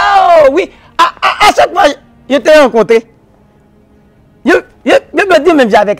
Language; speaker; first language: French; non-native, local second language; Haitian Creole